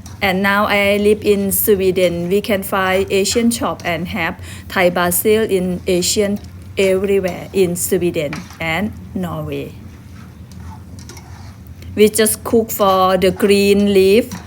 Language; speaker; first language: English; non-native, learner; Thai